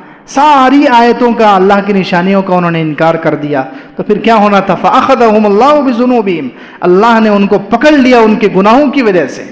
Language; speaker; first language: Urdu; native; Urdu